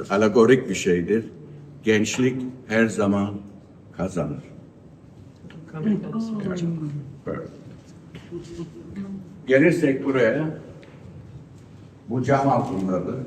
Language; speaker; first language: Turkish; early bilingual, heritage; Turkish